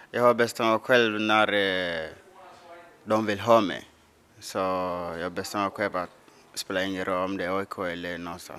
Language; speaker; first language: Swedish; non-native, learner; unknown